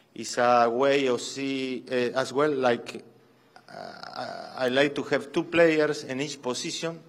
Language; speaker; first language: English; non-native, fluent; Spanish